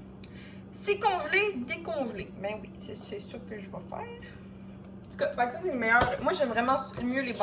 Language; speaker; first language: French; native; French